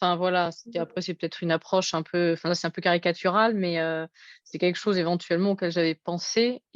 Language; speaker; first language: French; native; French